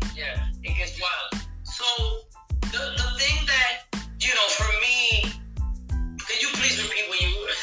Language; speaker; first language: English; native; English